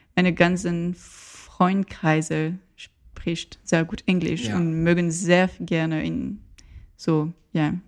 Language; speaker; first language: German; non-native, learner; French